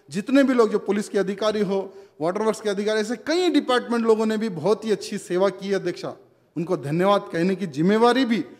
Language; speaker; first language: Hindi; non-native, local second language; Telugu